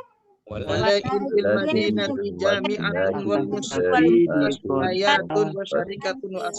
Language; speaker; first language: Arabic; non-native, learner; Indonesian